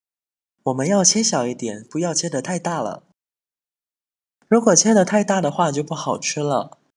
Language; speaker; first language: Chinese; native; Chinese